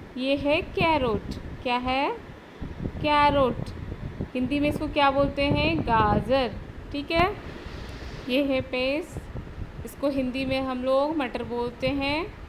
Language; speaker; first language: Hindi; native; Hindi